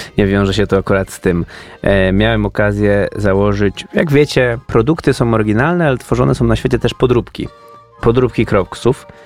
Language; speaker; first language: Polish; native; Polish